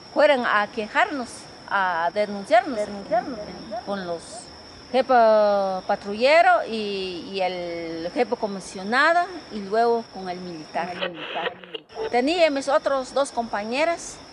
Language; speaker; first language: Spanish; non-native, local second language; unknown